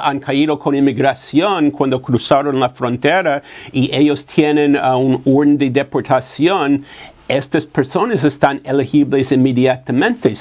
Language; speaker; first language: Spanish; non-native, fluent; English